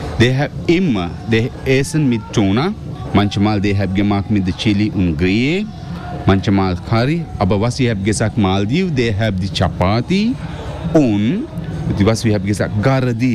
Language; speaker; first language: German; non-native, learner; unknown